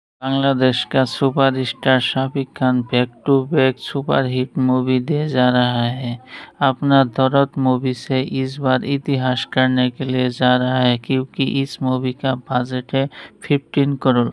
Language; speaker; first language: Hindi; non-native, fluent; Bangla